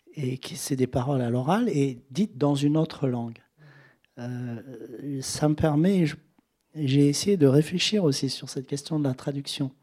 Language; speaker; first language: French; native; French